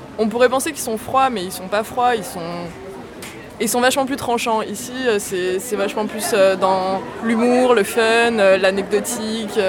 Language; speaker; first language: French; native; French